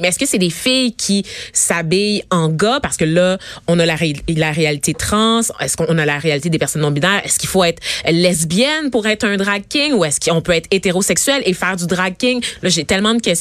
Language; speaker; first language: French; native; French